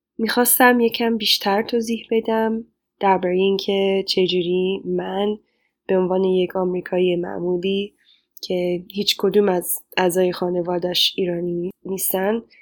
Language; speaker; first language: Persian; non-native, fluent; English